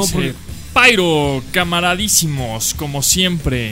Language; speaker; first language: Spanish; native; Spanish